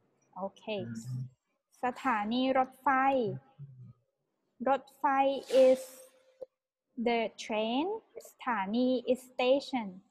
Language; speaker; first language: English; non-native, fluent; Thai